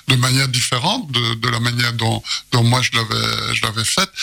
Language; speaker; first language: French; native; French